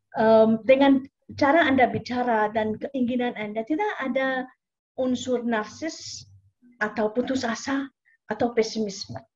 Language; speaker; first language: Indonesian; non-native, fluent; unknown